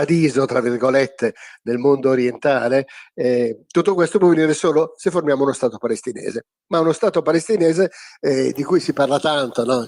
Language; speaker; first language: Italian; native; Italian